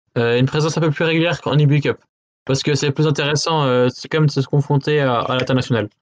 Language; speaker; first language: French; native; French